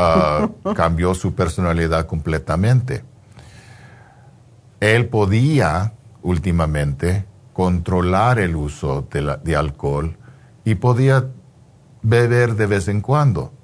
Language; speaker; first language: Spanish; non-native, fluent; English